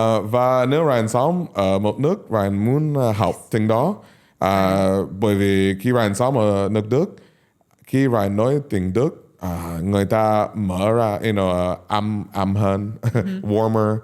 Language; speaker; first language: Vietnamese; non-native, learner; English